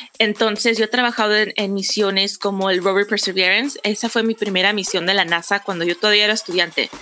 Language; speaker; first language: Spanish; native; Spanish